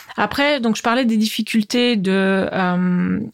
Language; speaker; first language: French; native; French